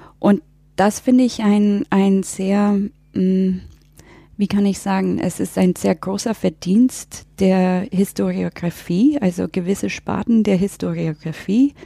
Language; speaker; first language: German; non-native, fluent; English